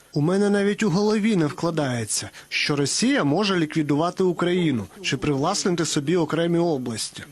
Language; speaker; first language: Ukrainian; native; Ukrainian